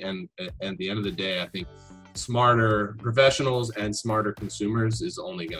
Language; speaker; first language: English; native; English